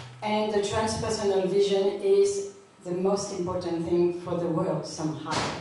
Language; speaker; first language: English; non-native, fluent; French